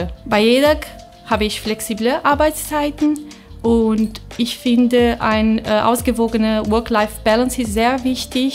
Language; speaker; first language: German; non-native, fluent; Portuguese